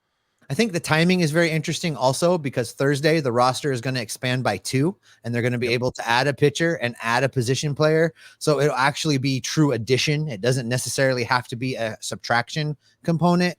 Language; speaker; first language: English; native; English